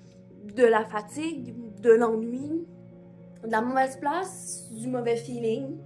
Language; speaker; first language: French; native; French